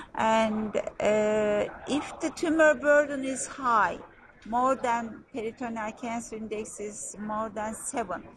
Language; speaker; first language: English; non-native, fluent; Turkish